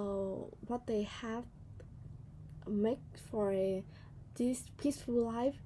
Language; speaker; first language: English; non-native, learner; Vietnamese